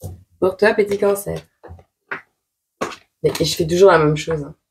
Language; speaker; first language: French; native; French